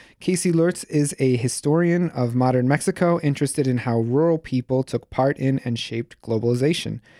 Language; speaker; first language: English; native; English